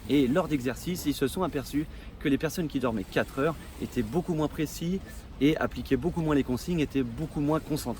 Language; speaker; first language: French; native; French